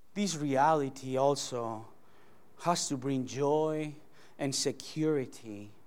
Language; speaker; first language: English; non-native, fluent; Spanish